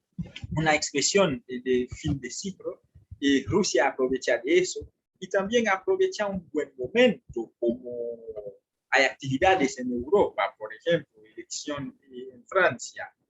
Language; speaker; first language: Spanish; non-native, fluent; French